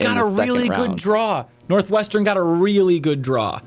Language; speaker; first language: English; native; English